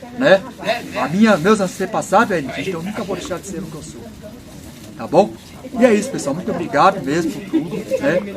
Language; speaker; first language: Portuguese; non-native, local second language; Guarani